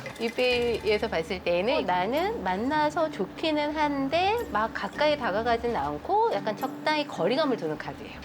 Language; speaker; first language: Korean; native; Korean